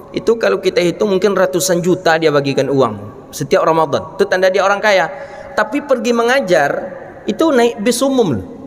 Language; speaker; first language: Malay; non-native, local second language; Minangkabau